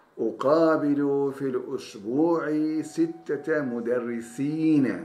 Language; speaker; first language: Arabic; non-native, fluent; Turkish